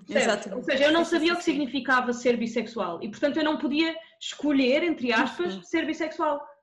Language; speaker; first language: Portuguese; early bilingual, other home language; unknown